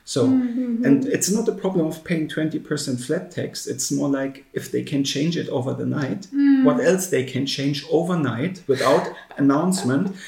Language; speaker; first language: English; non-native, fluent; German